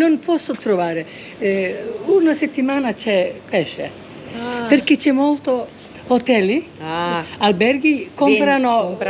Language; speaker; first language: Italian; non-native, learner; Turkish